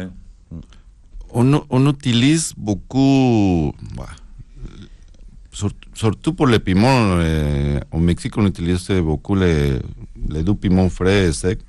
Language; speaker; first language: French; non-native, learner; Spanish